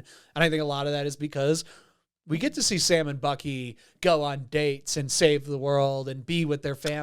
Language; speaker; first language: English; native; English